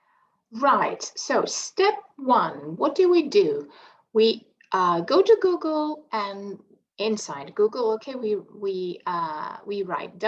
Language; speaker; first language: English; non-native, fluent; Greek